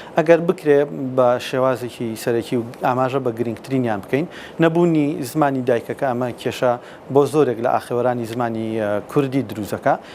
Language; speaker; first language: Central Kurdish; native; Central Kurdish